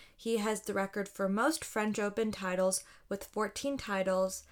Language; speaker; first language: English; native; English